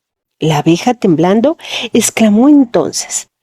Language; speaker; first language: Spanish; native; Spanish